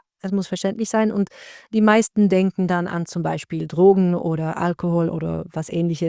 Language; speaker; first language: German; non-native, learner; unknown